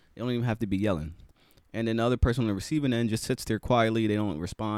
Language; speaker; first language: English; native; English